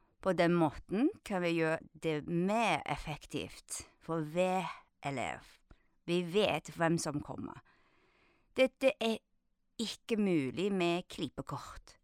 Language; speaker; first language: Norwegian; non-native, fluent; Chinese